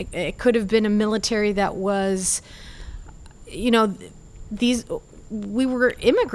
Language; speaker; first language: English; early bilingual, other home language; Spanish